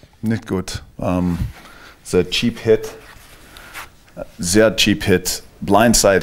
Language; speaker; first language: German; non-native, fluent; English